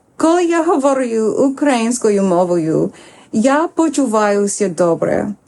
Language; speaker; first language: Ukrainian; non-native, learner; English